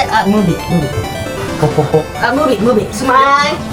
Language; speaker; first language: English; non-native, learner; Japanese